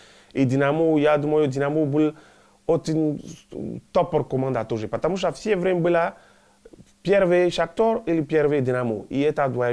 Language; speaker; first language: Russian; non-native, learner; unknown